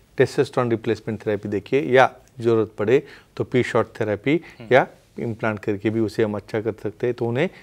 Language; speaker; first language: Hindi; non-native, local second language; Marathi